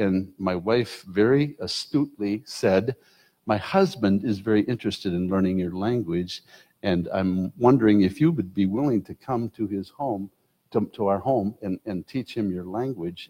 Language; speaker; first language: English; native; English